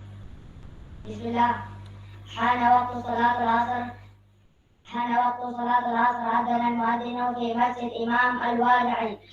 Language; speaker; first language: Arabic; non-native, fluent; Indonesian